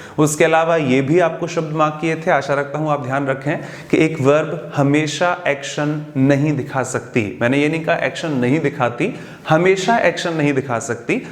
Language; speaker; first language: Hindi; native; Hindi